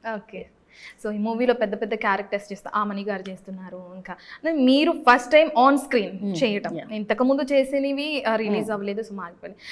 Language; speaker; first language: Telugu; native; Telugu